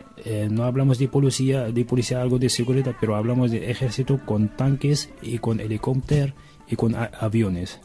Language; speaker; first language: Spanish; non-native, learner; Arabic